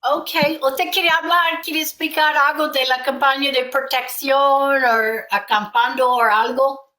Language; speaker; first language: Spanish; non-native, learner; English